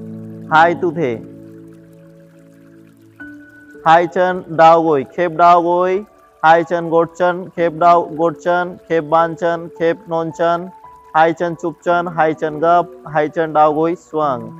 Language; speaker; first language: Vietnamese; non-native, learner; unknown